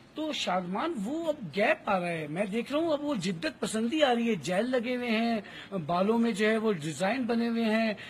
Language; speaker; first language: Urdu; native; Urdu